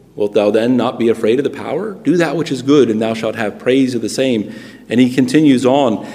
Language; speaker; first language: English; native; English